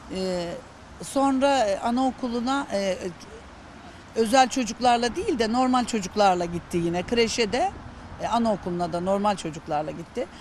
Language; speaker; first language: Turkish; native; Turkish